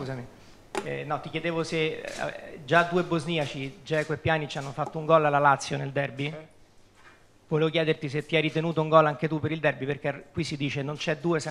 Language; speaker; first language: Italian; native; Italian